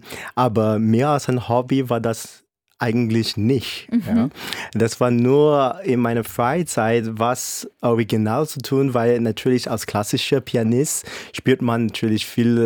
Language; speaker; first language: German; non-native, fluent; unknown